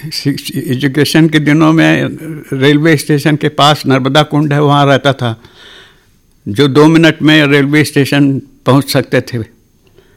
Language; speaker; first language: Hindi; non-native, local second language; Chhattisgarhi